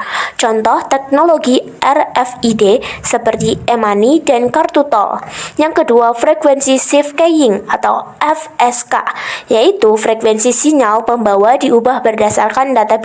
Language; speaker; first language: Indonesian; native; Indonesian